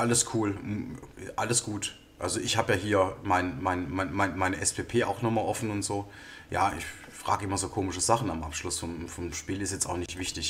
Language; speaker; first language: German; native; German